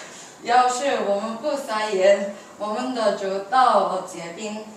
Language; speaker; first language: Chinese; non-native, learner; English